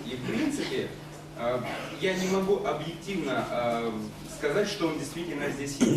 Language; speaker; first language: Russian; native; Russian